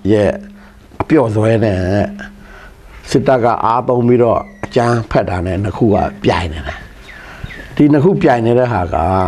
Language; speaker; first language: Burmese; non-native, local second language; Pa'o Karen